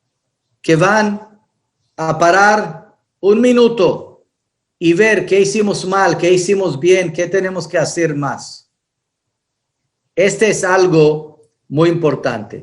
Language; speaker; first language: Spanish; non-native, fluent; Hebrew